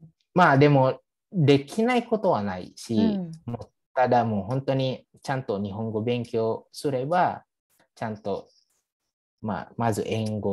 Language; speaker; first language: Japanese; non-native, fluent; Indonesian